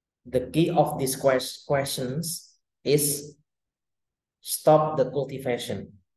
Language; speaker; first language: English; non-native, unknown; Indonesian